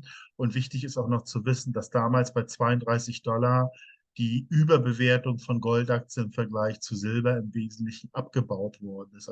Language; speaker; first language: German; native; German